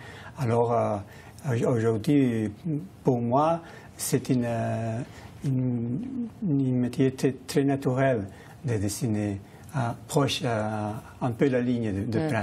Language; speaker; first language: French; non-native, learner; Spanish